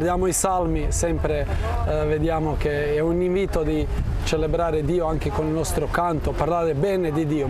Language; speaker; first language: Italian; non-native, fluent; Croatian